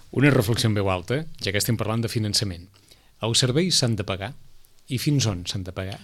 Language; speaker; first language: Catalan; native; Catalan